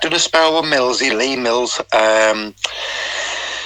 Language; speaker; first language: English; native; English